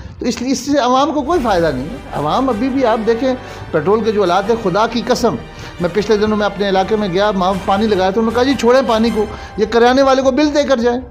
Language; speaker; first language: Urdu; non-native, local second language; Pahari-Potwari